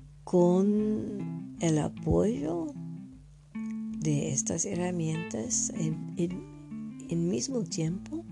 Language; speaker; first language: Spanish; non-native, fluent; French